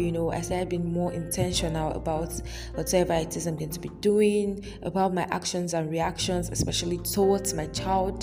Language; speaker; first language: English; non-native, local second language; Yoruba